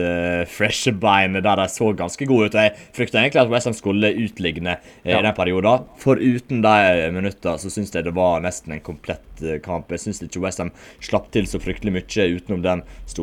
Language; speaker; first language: Norwegian; native; Norwegian